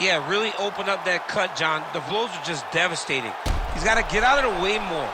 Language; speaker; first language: English; native; English